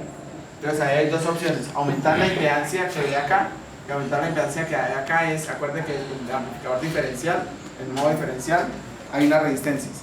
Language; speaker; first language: Spanish; native; Spanish